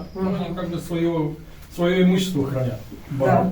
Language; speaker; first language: Russian; native; Russian